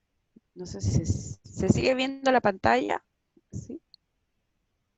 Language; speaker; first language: Spanish; native; Spanish